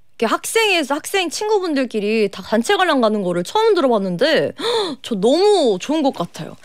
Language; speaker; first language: Korean; native; Korean